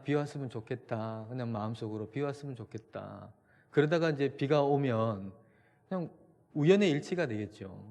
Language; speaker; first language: Korean; native; Korean